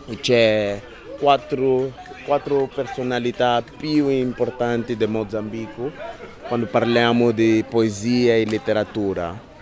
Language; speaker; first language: Italian; non-native, fluent; Portuguese